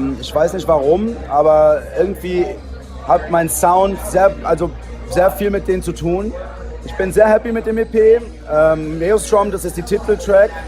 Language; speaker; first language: German; early bilingual, heritage; Portuguese